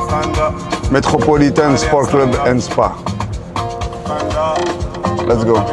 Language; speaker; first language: English; non-native, learner; French